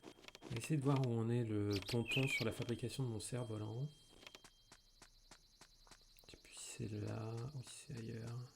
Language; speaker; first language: French; native; French